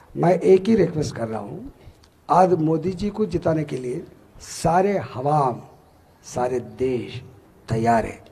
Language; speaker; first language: Hindi; non-native, local second language; Telugu